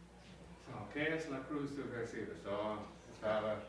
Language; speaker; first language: Spanish; non-native, learner; English